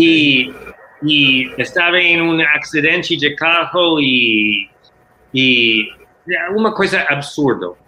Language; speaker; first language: Spanish; non-native, learner; English